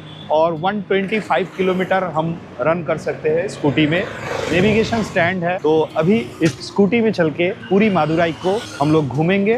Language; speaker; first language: Hindi; non-native, local second language; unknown